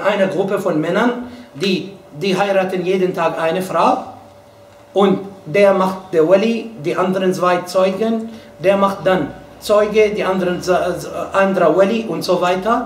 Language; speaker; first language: German; non-native, fluent; Arabic